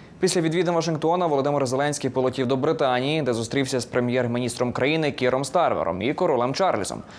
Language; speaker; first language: Ukrainian; native; Ukrainian